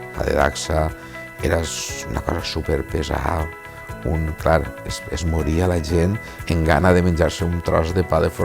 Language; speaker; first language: Catalan; native; Catalan